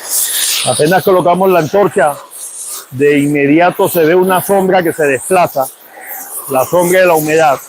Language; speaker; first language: Spanish; native; Spanish